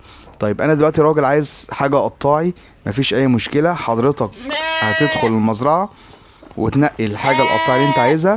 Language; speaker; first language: Arabic; native; Arabic